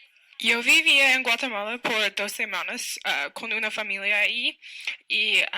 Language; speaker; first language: Spanish; non-native, learner; English